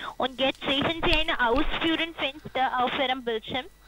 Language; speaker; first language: German; non-native, learner; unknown